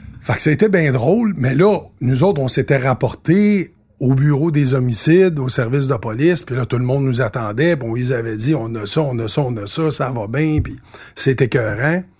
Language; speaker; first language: French; native; French